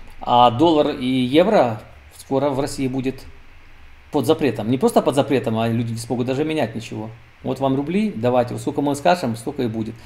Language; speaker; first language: Russian; native; Russian